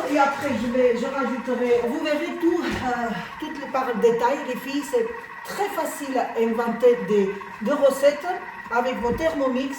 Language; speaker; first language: French; non-native, fluent; Armenian